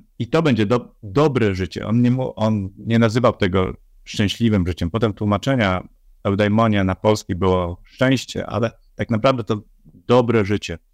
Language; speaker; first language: Polish; native; Polish